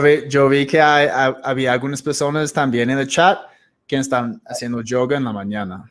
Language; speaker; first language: Spanish; non-native, fluent; English